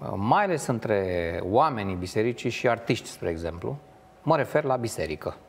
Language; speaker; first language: Romanian; native; Romanian